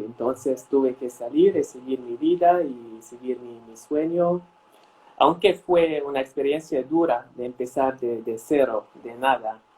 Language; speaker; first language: Spanish; non-native, fluent; Arabic